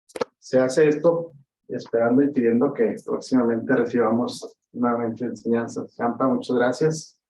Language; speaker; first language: Spanish; native; Spanish